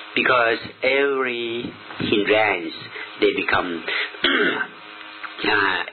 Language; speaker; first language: English; non-native, learner; Thai